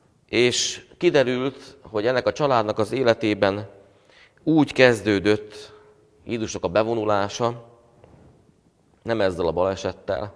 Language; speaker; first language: Hungarian; native; Hungarian